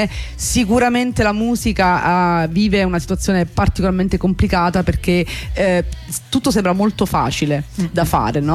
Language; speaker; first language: Italian; native; Italian